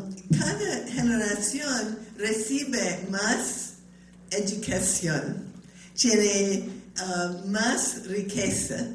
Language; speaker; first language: Spanish; non-native, learner; English